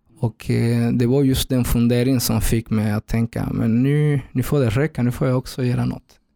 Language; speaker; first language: Swedish; non-native, fluent; Spanish